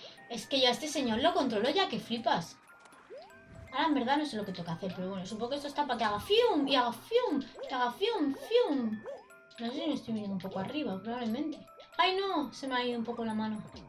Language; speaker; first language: Spanish; native; Spanish